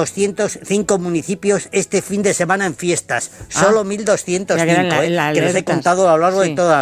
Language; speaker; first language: Spanish; native; Spanish